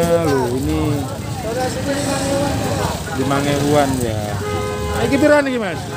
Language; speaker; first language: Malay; non-native, local second language; Javanese